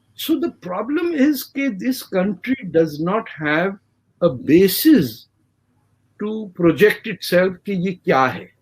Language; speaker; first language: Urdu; native; Urdu